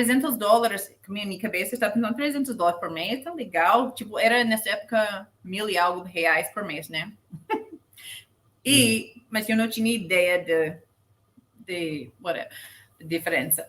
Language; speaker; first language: Portuguese; non-native, learner; English